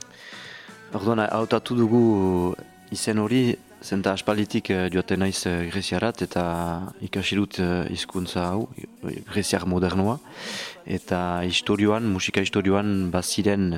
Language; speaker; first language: Basque; non-native, learner; French